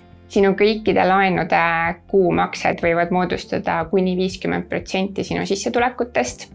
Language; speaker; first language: Estonian; native; Estonian